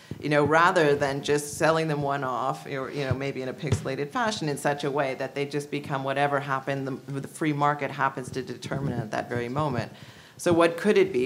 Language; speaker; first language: English; native; English